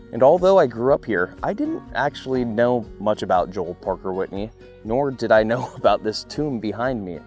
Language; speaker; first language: English; native; English